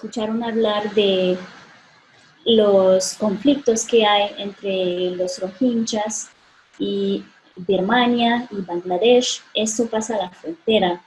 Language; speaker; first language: Spanish; non-native, fluent; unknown